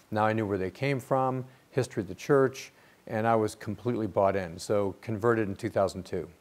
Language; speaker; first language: English; native; English